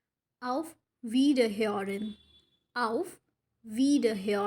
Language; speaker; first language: German; non-native, fluent; Hindi